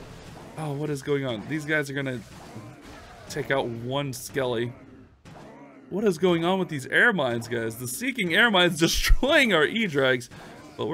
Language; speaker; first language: English; native; English